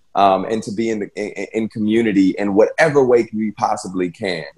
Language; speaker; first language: English; native; English